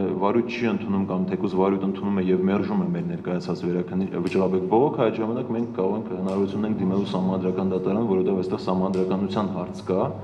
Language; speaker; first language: Armenian; native; Armenian